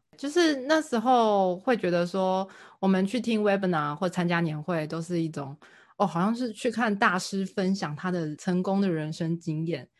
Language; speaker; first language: Chinese; native; Chinese